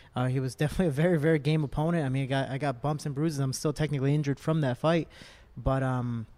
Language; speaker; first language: English; native; English